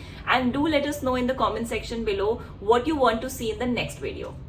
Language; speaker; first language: English; non-native, local second language; Hindi